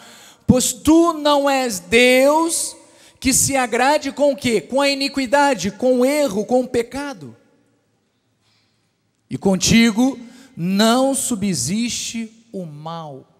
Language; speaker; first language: Portuguese; native; Portuguese